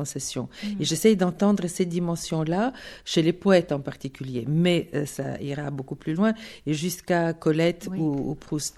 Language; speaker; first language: French; non-native, fluent; Bulgarian